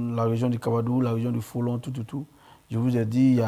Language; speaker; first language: French; non-native, local second language; Mandingo